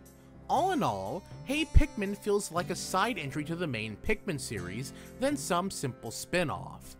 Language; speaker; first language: English; native; English